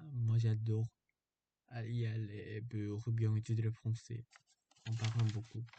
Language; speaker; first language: French; non-native, fluent; Korean